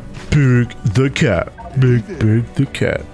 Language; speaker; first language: English; native; English